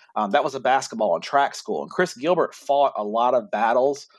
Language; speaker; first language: English; native; English